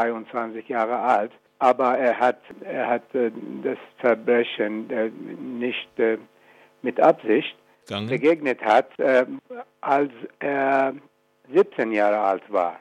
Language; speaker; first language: German; non-native, fluent; Persian